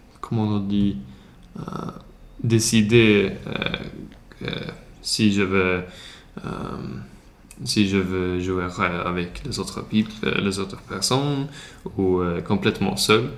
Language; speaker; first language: French; non-native, learner; Swedish